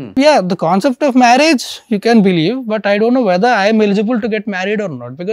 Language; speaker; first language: Telugu; native; Telugu